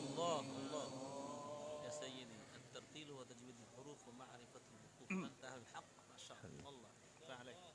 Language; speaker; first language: Arabic; non-native, learner; Urdu